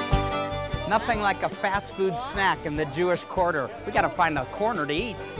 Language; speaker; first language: English; native; English